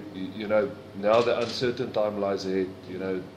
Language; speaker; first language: English; non-native, local second language; Afrikaans